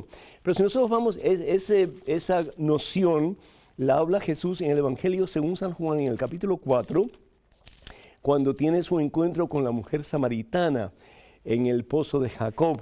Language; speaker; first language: Spanish; native; Spanish